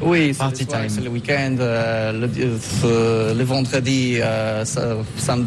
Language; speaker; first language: French; non-native, learner; Polish